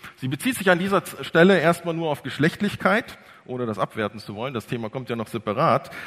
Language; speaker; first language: German; early bilingual, other home language; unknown